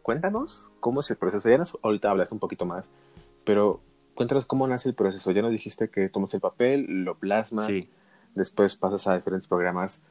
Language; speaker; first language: Spanish; native; Spanish